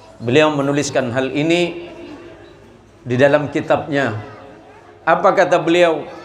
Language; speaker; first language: Indonesian; non-native, local second language; Madurese